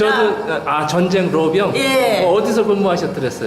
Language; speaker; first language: Korean; native; Korean